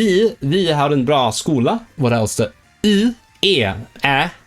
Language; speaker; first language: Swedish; non-native, learner; Cantonese